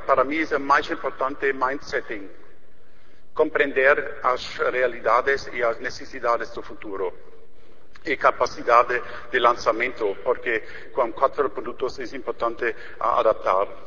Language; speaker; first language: Portuguese; non-native, learner; German